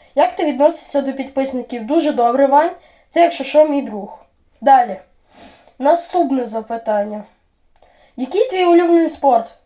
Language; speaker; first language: Ukrainian; native; Ukrainian